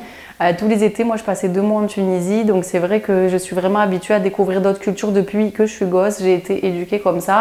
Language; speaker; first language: French; native; French